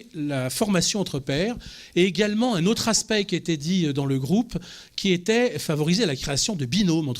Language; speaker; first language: French; native; French